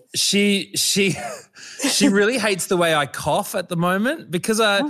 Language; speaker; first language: English; native; English